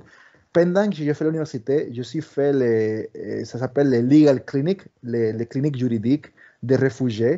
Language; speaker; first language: French; early bilingual, other home language; Spanish